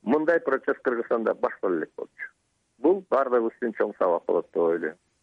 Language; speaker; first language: Kyrgyz; native; Kyrgyz